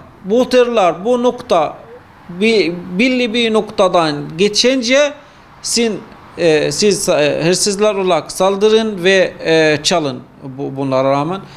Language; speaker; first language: Turkish; non-native, fluent; Arabic